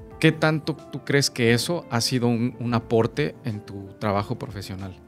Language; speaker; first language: Spanish; native; Spanish